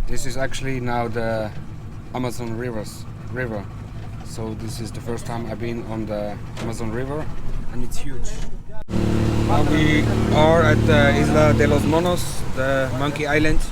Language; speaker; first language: English; non-native, fluent; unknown